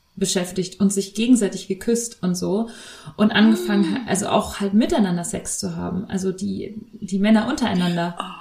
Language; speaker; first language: German; native; German